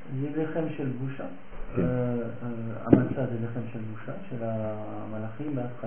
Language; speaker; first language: Hebrew; non-native, fluent; French